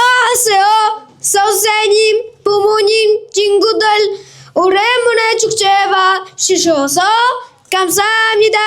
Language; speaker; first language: Korean; non-native, learner; Uzbek